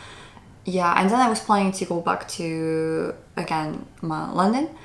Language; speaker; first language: English; non-native, fluent; Russian